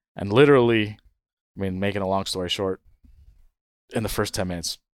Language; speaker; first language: English; native; English